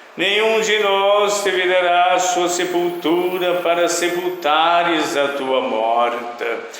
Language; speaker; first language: Portuguese; native; Portuguese